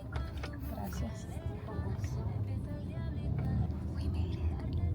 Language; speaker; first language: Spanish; non-native, fluent; English